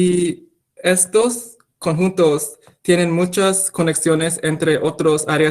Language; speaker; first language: Spanish; non-native, fluent; English